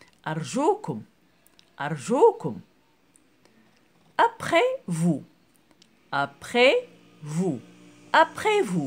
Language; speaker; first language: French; non-native, local second language; Arabic